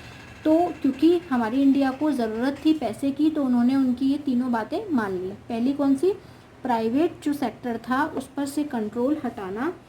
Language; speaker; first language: Hindi; native; Hindi